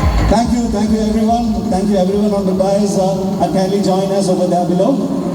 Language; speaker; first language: English; non-native, local second language; Malayalam